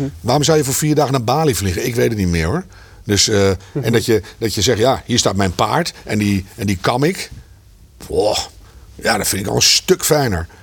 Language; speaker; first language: Dutch; native; Dutch